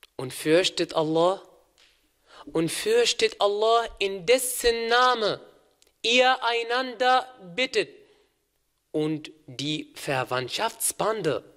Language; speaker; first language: German; non-native, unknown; Arabic